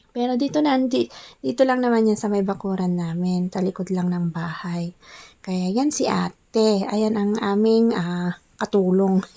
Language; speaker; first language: Filipino; non-native, local second language; Iloko